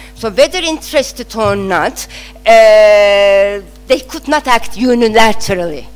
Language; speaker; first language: English; non-native, fluent; Turkish